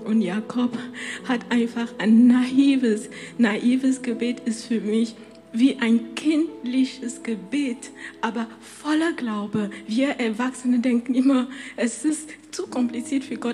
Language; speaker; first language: German; non-native, fluent; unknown